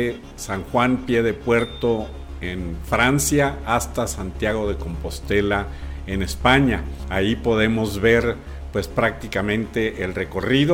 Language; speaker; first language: Spanish; native; Spanish